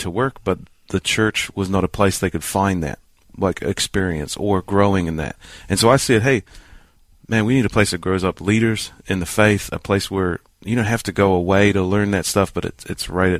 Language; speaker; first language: English; native; English